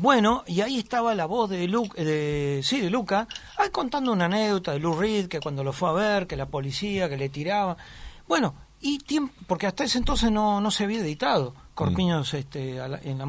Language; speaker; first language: Spanish; native; Spanish